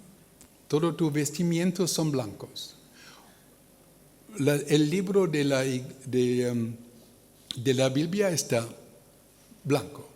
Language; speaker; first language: Spanish; non-native, learner; German